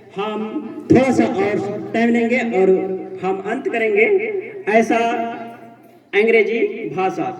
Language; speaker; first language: Hindi; non-native, local second language; Sadri